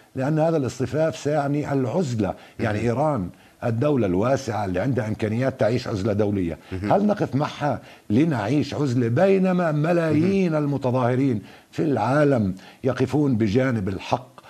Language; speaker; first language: Arabic; native; Arabic